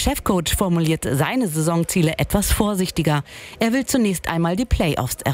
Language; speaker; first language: German; native; German